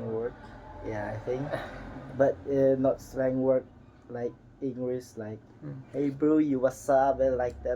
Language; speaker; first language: English; non-native, learner; Indonesian